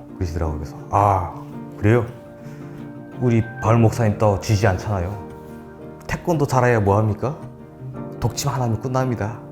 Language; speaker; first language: Korean; native; Korean